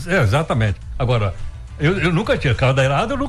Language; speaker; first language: Portuguese; native; Portuguese